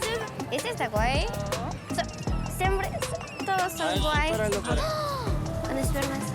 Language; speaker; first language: Spanish; non-native, learner; French